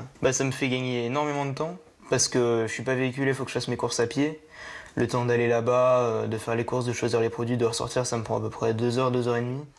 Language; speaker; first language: French; native; French